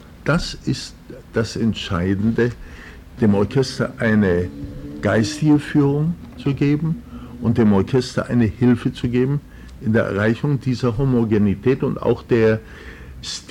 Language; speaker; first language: German; native; German